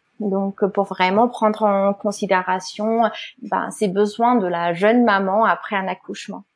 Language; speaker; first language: French; non-native, fluent; German